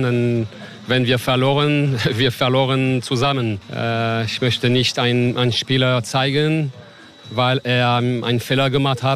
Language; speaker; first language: German; non-native, fluent; French